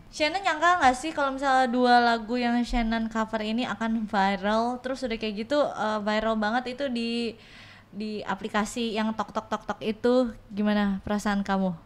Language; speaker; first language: Indonesian; native; Indonesian